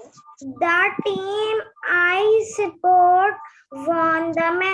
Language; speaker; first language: English; non-native, learner; Urdu